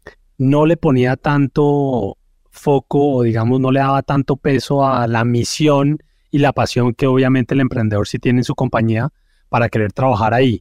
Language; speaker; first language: Spanish; native; Spanish